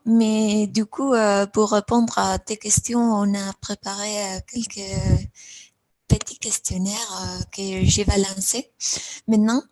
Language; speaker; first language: French; non-native, fluent; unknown